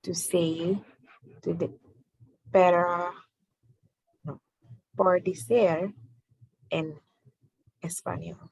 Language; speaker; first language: Spanish; non-native, learner; English